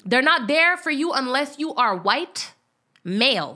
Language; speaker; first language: English; native; English